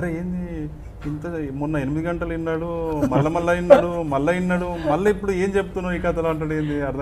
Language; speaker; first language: Telugu; native; Telugu